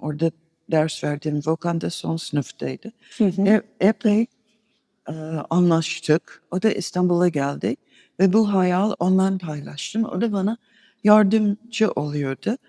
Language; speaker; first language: Turkish; non-native, fluent; English